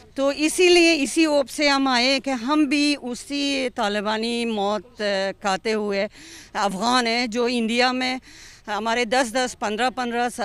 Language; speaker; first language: Hindi; non-native, fluent; Persian